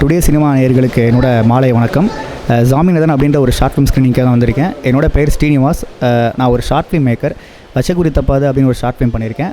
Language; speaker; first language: Tamil; native; Tamil